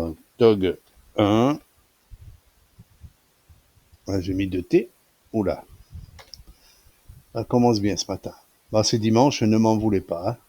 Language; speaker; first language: French; native; French